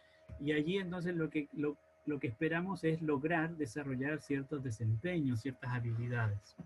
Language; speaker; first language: Spanish; native; Spanish